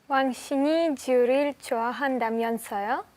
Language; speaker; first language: Korean; non-native, learner; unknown